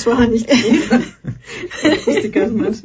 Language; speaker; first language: Greek; non-native, learner; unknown